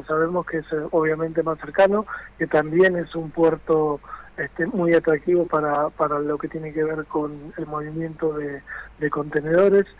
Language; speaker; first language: Spanish; native; Spanish